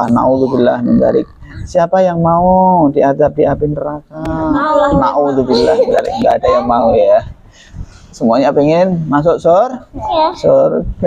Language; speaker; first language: Indonesian; native; Indonesian